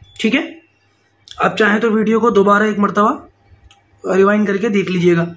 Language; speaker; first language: Urdu; native; Urdu